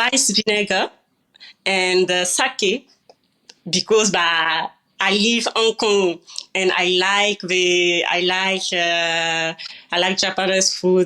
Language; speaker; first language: English; non-native, learner; French